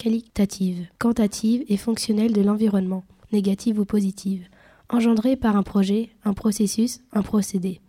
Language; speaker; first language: French; native; French